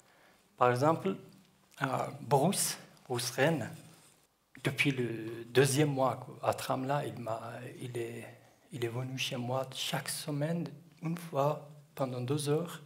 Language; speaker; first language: French; non-native, learner; Kurdish